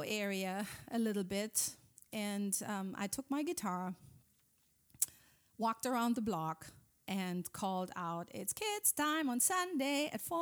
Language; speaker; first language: English; non-native, fluent; German